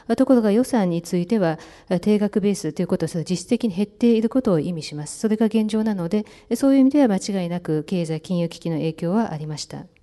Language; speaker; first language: Japanese; native; Japanese